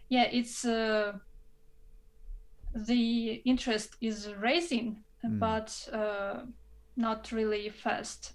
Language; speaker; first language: English; non-native, fluent; Russian